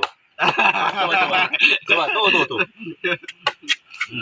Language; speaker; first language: Indonesian; non-native, local second language; Sundanese